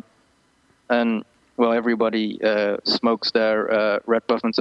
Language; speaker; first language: English; non-native, fluent; Dutch